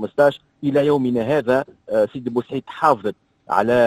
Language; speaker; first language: Arabic; native; Arabic